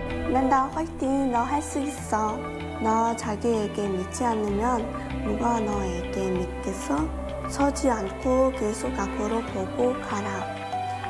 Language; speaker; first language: Korean; non-native, fluent; Mongolian